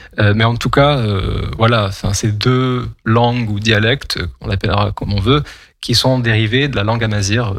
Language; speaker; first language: French; non-native, local second language; Kabyle